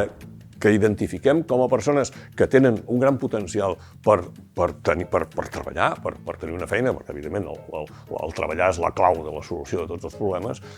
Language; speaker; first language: Catalan; native; Catalan